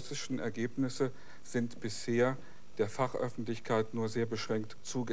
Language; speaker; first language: German; native; German